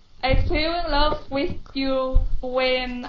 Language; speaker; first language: English; non-native, learner; Vietnamese